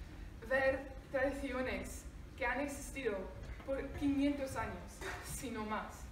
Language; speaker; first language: Spanish; non-native, learner; Afrikaans